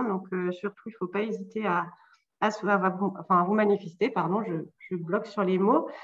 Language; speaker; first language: French; native; French